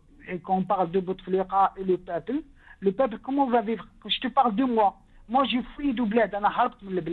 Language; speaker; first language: French; non-native, local second language; Arabic